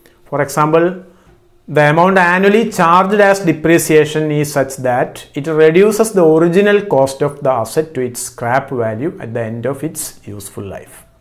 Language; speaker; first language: English; non-native, local second language; Malayalam